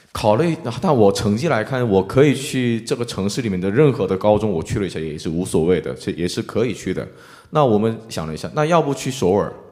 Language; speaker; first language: Chinese; non-native, fluent; Korean